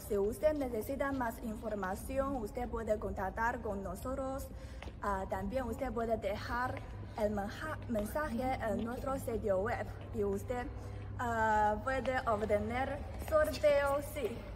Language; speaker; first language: Spanish; non-native, learner; Chinese